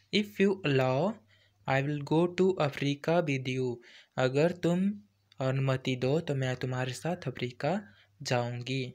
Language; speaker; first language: Hindi; native; Hindi